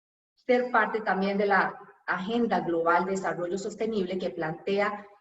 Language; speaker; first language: Spanish; native; Spanish